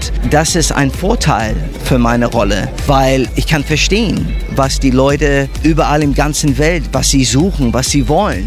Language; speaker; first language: German; non-native, fluent; English